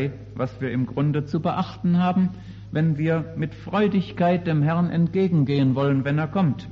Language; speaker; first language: German; native; German